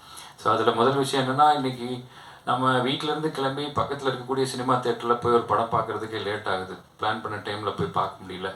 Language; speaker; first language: Tamil; native; Tamil